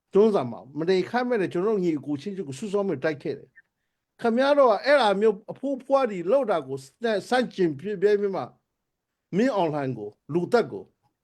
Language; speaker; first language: Burmese; non-native, local second language; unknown